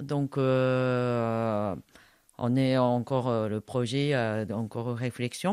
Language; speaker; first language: French; non-native, fluent; Japanese